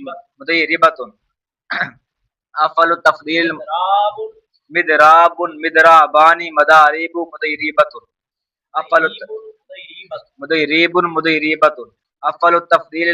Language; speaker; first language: Arabic; non-native, learner; Urdu